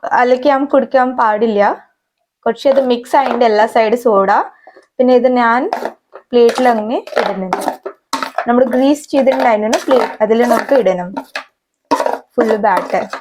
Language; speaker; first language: Malayalam; non-native, learner; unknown